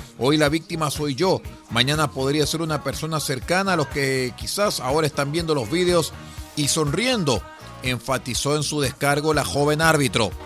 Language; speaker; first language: Spanish; native; Spanish